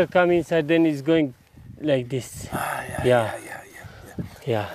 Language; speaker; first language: English; non-native, learner; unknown